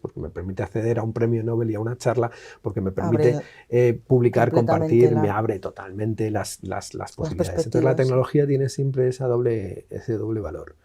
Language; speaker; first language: Spanish; native; Spanish